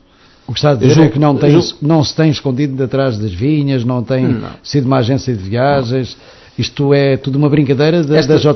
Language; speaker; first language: Portuguese; native; Portuguese